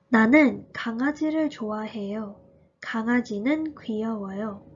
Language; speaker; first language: Korean; early bilingual, heritage; Korean